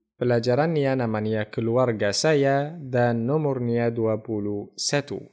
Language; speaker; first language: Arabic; native; Arabic